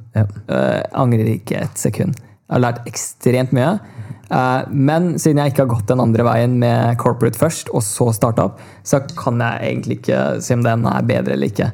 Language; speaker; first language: Norwegian; early bilingual, other home language; Tamil